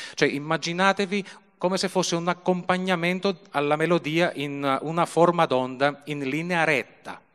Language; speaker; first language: Italian; early bilingual, other home language; Greek